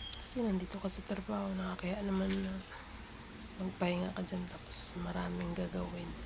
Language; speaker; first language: Filipino; native; Filipino